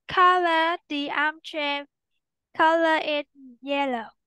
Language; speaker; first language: English; non-native, fluent; Vietnamese